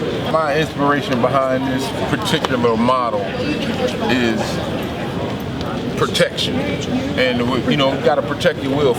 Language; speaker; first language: English; native; English